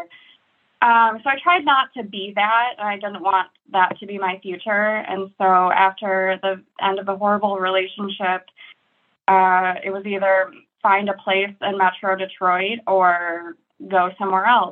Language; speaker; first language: English; native; English